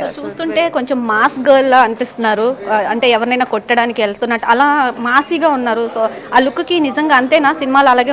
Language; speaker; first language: Telugu; native; Telugu